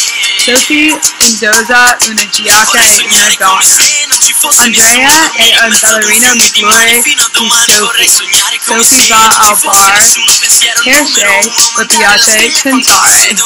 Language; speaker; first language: Italian; non-native, learner; English